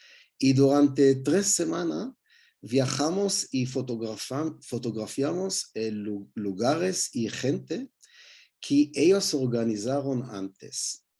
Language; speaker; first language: Spanish; non-native, learner; Hebrew